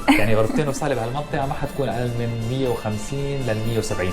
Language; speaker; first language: Arabic; native; Arabic